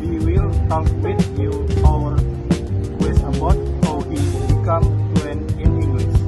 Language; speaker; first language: English; non-native, learner; Indonesian